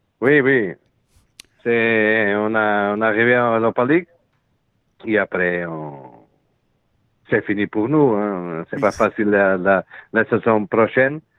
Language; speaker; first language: French; non-native, learner; Portuguese